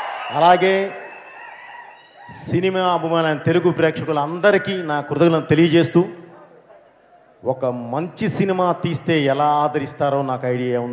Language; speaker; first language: Telugu; native; Telugu